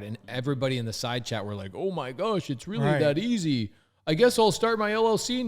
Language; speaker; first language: English; native; English